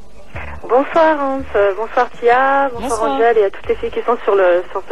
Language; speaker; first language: French; native; French